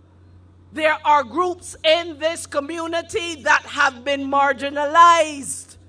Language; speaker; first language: English; native; English